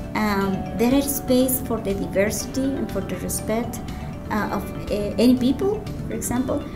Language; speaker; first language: English; non-native, learner; Spanish